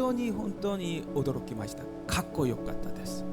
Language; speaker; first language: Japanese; non-native, learner; Korean